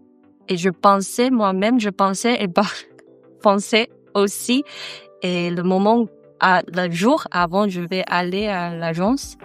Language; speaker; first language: French; non-native, learner; Chinese